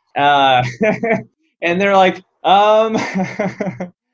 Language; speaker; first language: English; native; English